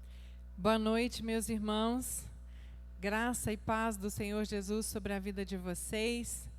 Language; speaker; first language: Portuguese; native; Portuguese